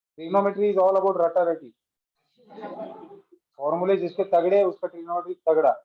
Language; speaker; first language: Hindi; non-native, local second language; Marathi